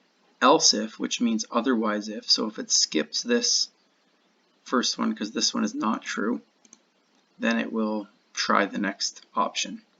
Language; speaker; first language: English; native; English